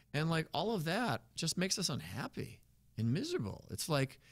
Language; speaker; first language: English; native; English